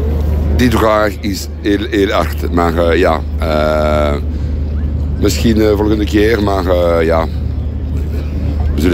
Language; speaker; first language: Dutch; non-native, local second language; French